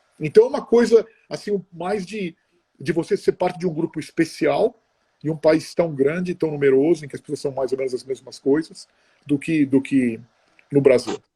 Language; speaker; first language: Portuguese; non-native, fluent; Italian